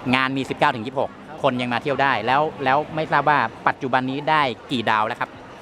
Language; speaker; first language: Thai; native; Thai